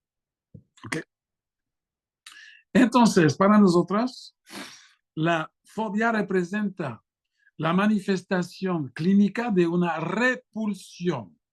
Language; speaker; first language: Spanish; non-native, fluent; French